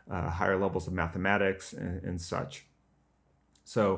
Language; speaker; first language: English; native; English